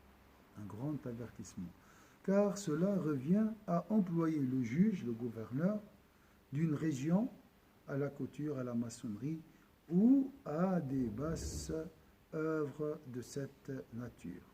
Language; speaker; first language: French; non-native, local second language; Arabic